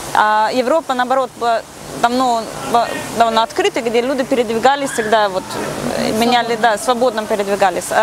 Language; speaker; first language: Russian; non-native, fluent; Swedish